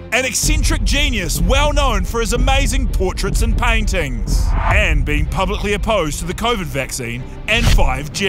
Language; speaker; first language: English; native; English